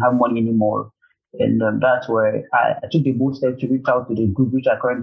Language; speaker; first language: English; non-native, local second language; Igbo